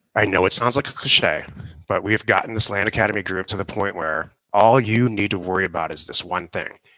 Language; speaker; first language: English; native; English